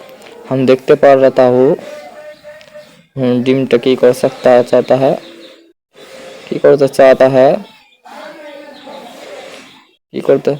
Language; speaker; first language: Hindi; non-native, learner; Bangla